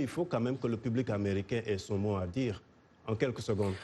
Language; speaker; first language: French; native; French